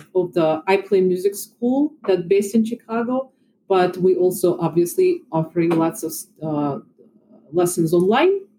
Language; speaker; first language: English; non-native, fluent; Russian